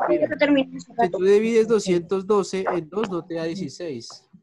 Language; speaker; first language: Spanish; native; Spanish